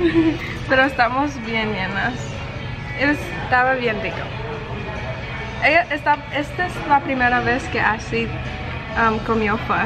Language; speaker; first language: Spanish; early bilingual, heritage; Spanish